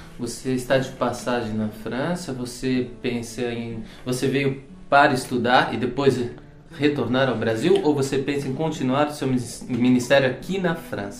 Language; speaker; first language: Portuguese; native; Portuguese